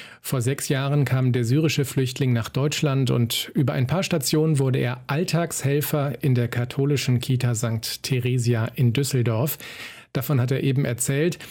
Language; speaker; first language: German; native; German